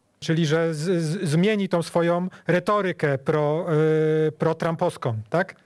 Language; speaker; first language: Polish; native; Polish